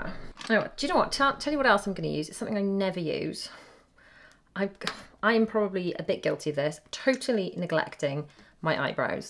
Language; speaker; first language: English; native; English